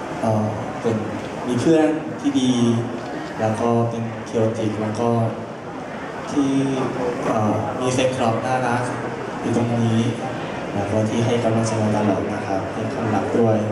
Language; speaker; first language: Thai; non-native, learner; Korean